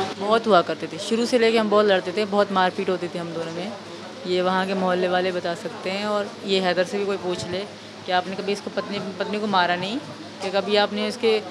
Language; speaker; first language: Urdu; non-native, local second language; Sindhi